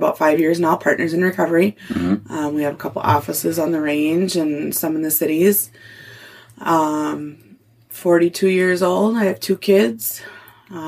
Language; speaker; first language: English; native; English